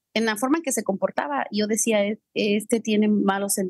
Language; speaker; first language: Spanish; native; Spanish